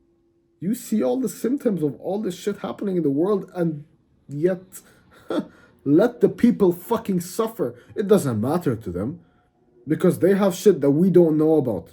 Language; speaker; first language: English; native; English